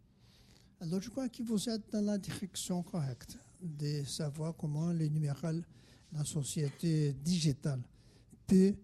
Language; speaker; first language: French; non-native, fluent; Portuguese